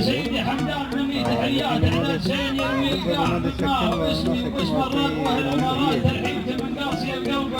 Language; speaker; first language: Arabic; native; Arabic